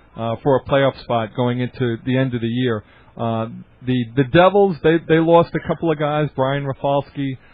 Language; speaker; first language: English; native; English